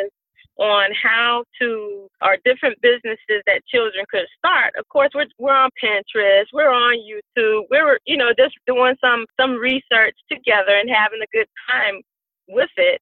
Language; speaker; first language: English; native; English